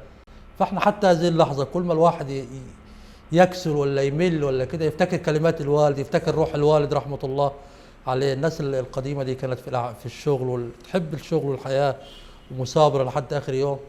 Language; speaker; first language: Arabic; native; Arabic